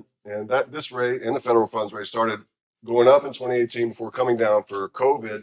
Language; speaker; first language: English; native; English